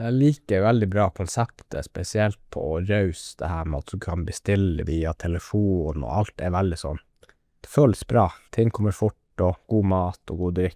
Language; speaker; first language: Norwegian; native; Norwegian